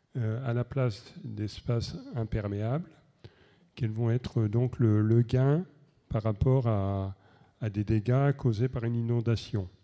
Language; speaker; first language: French; native; French